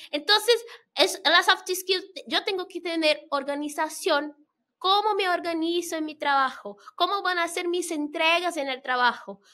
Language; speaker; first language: Spanish; non-native, fluent; Portuguese